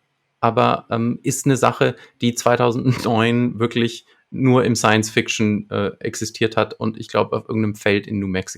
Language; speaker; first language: German; native; German